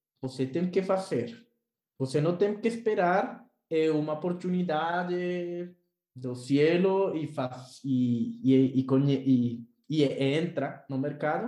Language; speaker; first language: Portuguese; non-native, learner; Spanish